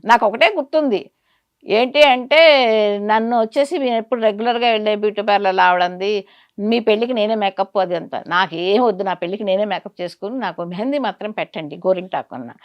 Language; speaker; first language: Telugu; native; Telugu